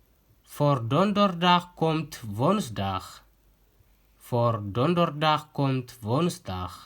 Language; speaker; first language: Dutch; non-native, fluent; Tigrinya